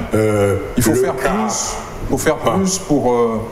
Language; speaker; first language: French; native; French